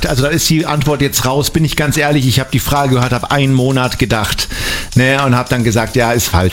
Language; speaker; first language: German; native; German